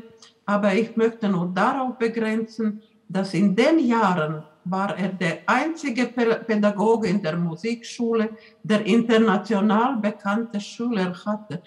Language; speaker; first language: German; non-native, fluent; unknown